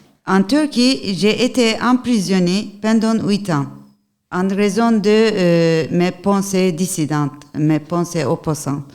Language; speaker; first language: French; non-native, learner; Turkish